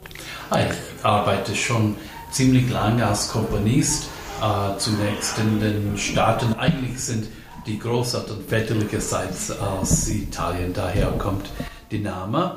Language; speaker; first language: German; non-native, fluent; English